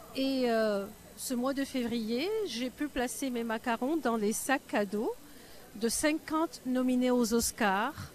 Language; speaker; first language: French; non-native, local second language; Arabic